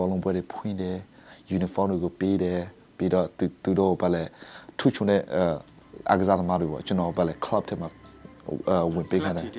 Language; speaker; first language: Burmese; non-native, local second language; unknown